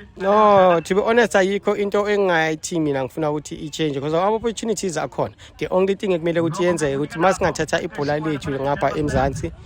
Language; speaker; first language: Zulu; native; Zulu